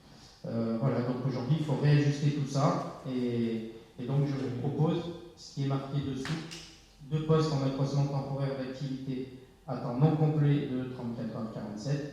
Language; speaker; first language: French; native; French